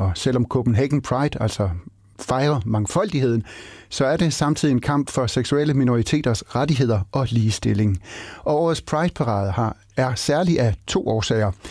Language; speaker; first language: Danish; native; Danish